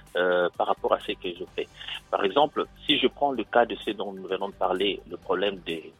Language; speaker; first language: French; non-native, local second language; Lingala